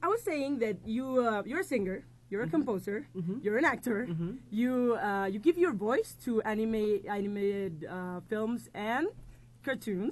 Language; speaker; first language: English; non-native, fluent; Spanish